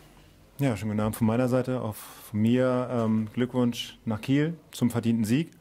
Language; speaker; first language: German; native; German